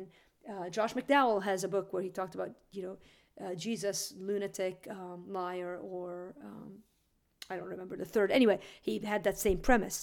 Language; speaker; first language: English; native; English